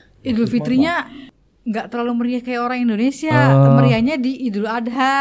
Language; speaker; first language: Indonesian; native; Indonesian